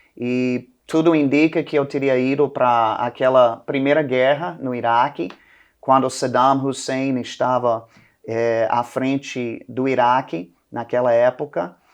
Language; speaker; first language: Portuguese; non-native, fluent; English